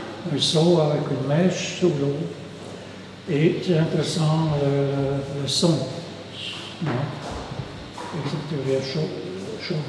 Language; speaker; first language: French; non-native, local second language; German